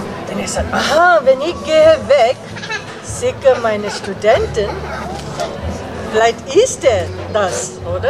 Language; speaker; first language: German; non-native, learner; Tibetan